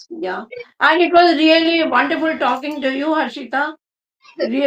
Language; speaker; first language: English; non-native, local second language; Hindi